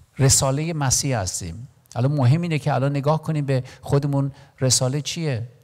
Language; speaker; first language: Persian; non-native, local second language; Armenian